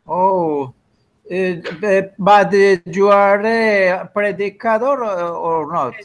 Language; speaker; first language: English; non-native, learner; Spanish